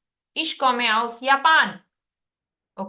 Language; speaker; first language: German; non-native, fluent; Hindi